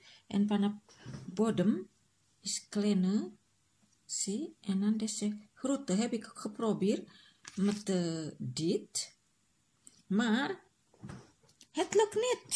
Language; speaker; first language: Dutch; non-native, learner; Indonesian